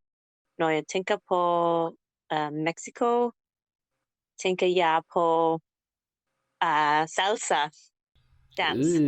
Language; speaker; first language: Danish; non-native, learner; English